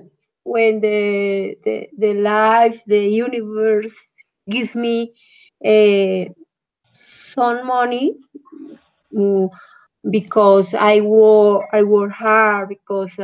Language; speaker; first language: English; non-native, learner; Spanish